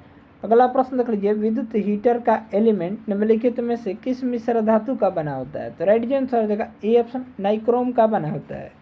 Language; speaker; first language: Hindi; native; Hindi